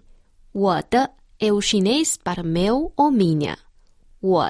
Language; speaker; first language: Portuguese; non-native, fluent; Chinese